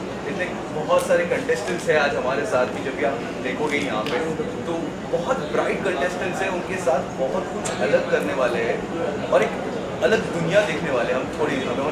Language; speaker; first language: Hindi; native; Hindi